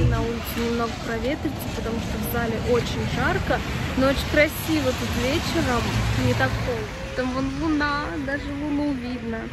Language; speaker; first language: Russian; native; Russian